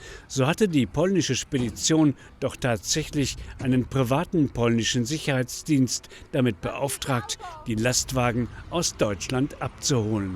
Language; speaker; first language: German; native; German